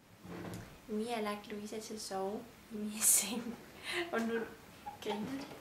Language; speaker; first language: Danish; native; Danish